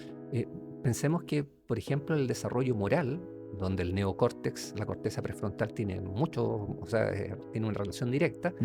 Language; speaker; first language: Spanish; native; Spanish